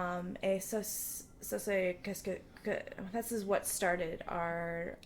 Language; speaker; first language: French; non-native, learner; English